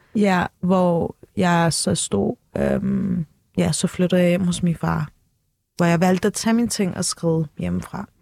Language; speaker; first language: Danish; early bilingual, other home language; Turkish